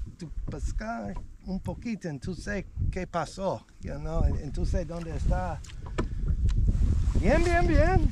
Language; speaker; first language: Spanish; non-native, learner; English